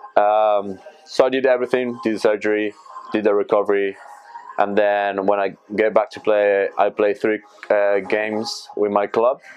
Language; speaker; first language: English; non-native, fluent; Spanish